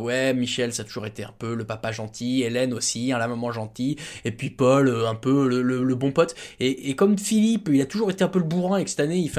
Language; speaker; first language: French; native; French